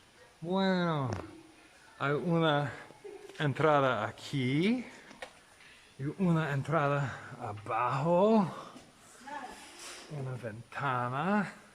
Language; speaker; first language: Spanish; non-native, learner; English